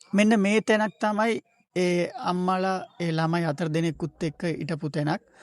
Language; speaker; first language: Sinhala; non-native, local second language; Tamil